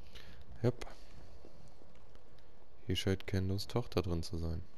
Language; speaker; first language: German; native; German